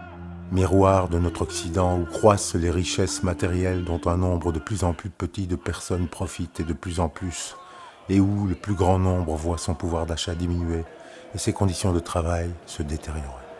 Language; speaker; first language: French; native; French